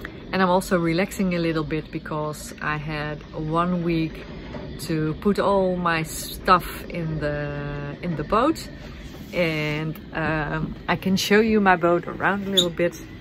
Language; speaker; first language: English; non-native, fluent; Dutch